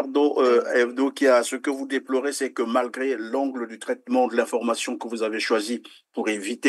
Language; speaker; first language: French; native; French